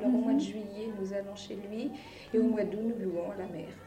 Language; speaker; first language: French; native; French